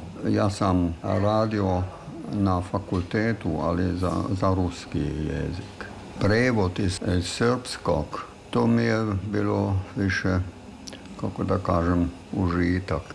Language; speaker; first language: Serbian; non-native, fluent; German